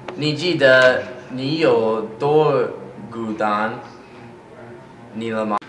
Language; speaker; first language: Chinese; non-native, learner; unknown